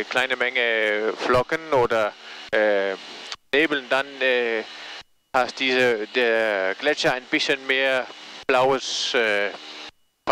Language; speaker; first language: German; non-native, learner; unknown